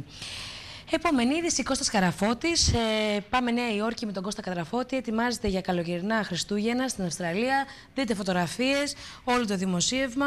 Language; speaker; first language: Greek; native; Greek